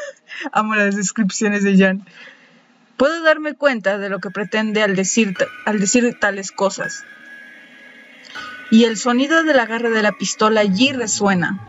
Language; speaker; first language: Spanish; native; Spanish